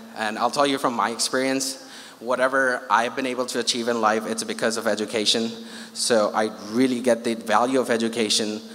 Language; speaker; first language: English; non-native, local second language; Urdu